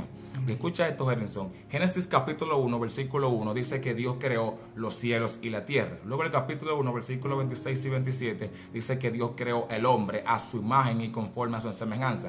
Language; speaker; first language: Spanish; native; Spanish